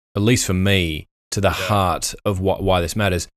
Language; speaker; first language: English; native; English